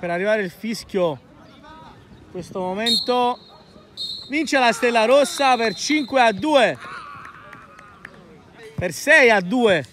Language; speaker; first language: Italian; native; Italian